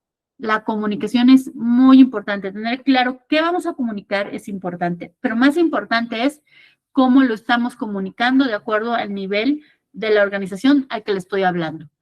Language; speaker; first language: Spanish; native; Spanish